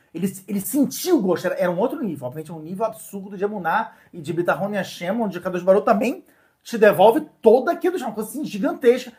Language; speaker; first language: Portuguese; native; Portuguese